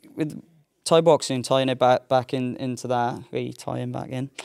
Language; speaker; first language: English; native; English